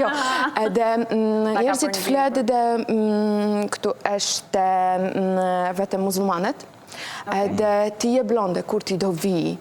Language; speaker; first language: Albanian; non-native, learner; Polish